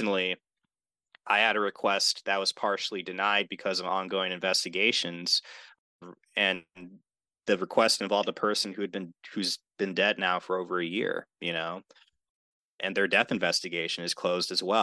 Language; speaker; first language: English; native; English